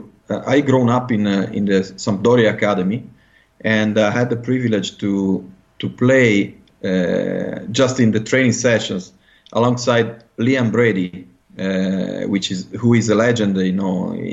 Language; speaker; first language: English; non-native, fluent; Italian